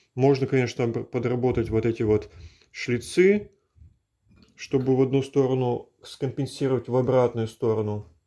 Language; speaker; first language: Russian; native; Russian